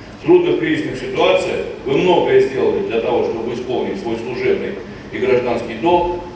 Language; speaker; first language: Russian; native; Russian